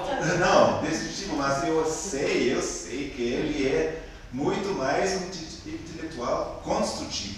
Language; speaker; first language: Portuguese; non-native, fluent; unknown